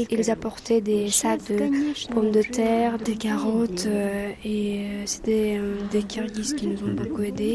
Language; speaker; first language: French; non-native, fluent; Russian